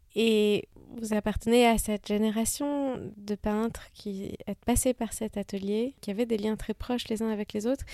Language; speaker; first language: French; non-native, fluent; Hebrew